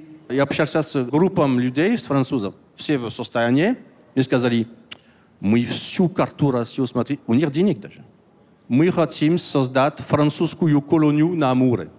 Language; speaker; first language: Russian; non-native, learner; French